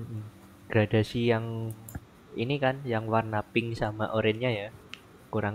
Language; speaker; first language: Indonesian; native; Indonesian